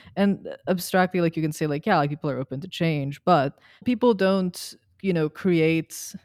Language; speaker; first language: English; early bilingual, other home language; Serbian